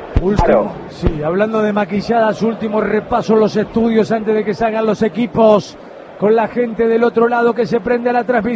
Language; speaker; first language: Spanish; native; Spanish